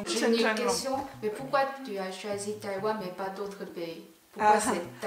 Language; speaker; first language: French; non-native, learner; Chinese